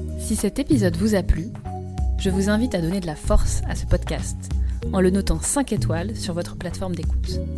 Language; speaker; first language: French; native; French